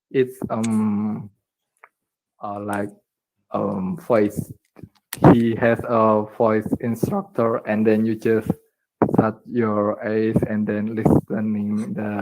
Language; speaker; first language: English; non-native, learner; Indonesian